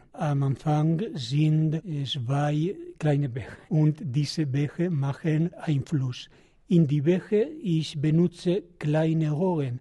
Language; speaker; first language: German; non-native, learner; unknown